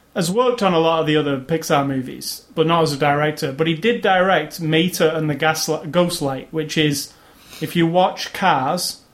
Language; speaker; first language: English; native; English